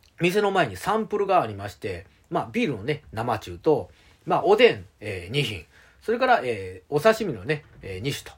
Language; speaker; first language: Japanese; native; Japanese